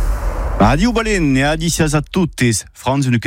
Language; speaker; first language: French; native; French